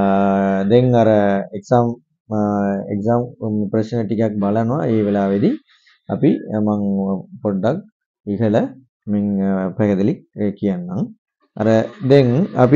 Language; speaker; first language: Sinhala; non-native, local second language; Tamil